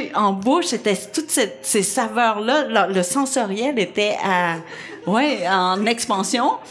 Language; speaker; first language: French; non-native, fluent; Vietnamese